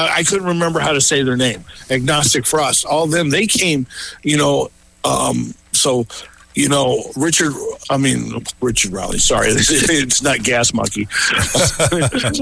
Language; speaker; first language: English; native; English